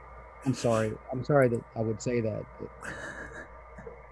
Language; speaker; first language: English; early bilingual, other home language; Pennsylvania German